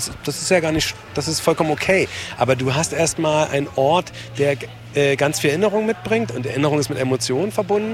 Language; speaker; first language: German; native; German